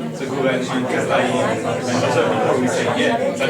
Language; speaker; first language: English; non-native, fluent; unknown